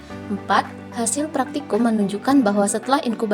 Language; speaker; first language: Indonesian; native; Indonesian